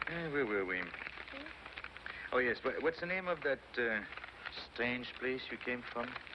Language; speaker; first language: English; non-native, fluent; French